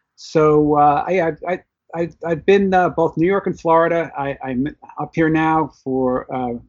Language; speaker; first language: English; native; English